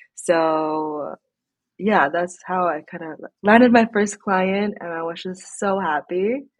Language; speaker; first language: English; non-native, local second language; Filipino